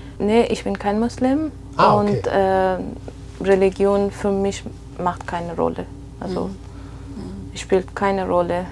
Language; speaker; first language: German; non-native, fluent; Persian